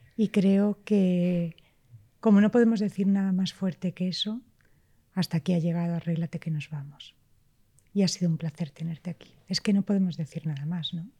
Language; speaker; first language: Spanish; native; Spanish